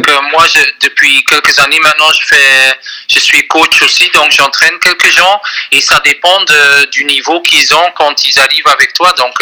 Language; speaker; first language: French; non-native, fluent; Dutch